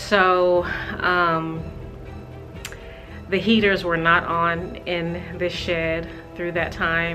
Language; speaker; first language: English; native; English